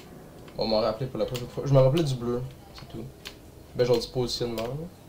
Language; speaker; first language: French; native; French